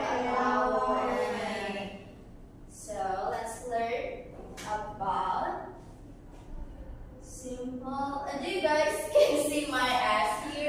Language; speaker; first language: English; non-native, learner; Indonesian